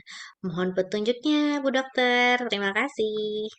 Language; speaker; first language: Indonesian; native; Indonesian